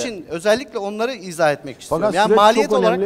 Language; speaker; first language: Turkish; native; Turkish